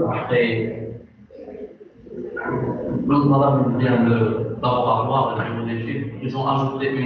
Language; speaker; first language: French; non-native, local second language; Arabic